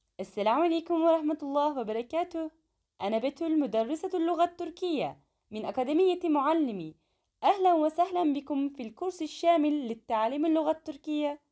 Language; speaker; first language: Arabic; non-native, fluent; Turkish